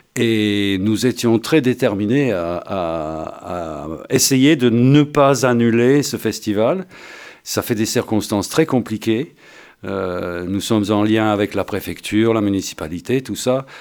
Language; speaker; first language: French; non-native, fluent; English